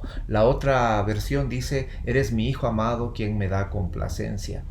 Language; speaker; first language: Spanish; native; Spanish